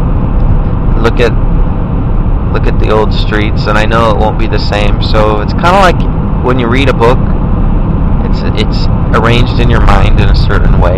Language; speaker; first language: English; native; English